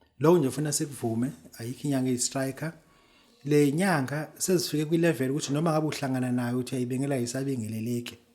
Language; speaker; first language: Zulu; native; Zulu